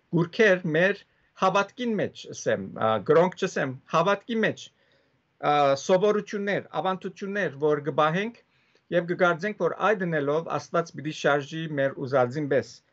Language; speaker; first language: Armenian; early bilingual, heritage; Armenian